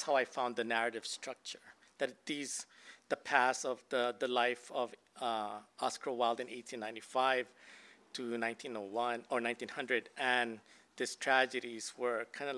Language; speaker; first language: English; native; English